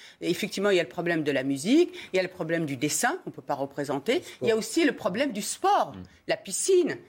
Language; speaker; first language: French; early bilingual, other home language; Arabic